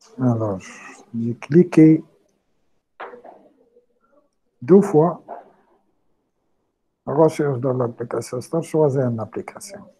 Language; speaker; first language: French; non-native, local second language; Arabic